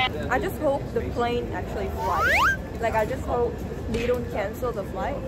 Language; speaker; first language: English; non-native, local second language; Korean